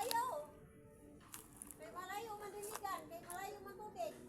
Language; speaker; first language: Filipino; non-native, local second language; Cebuano